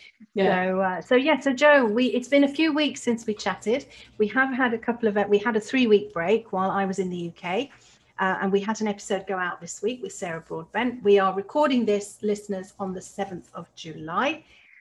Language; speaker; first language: English; native; English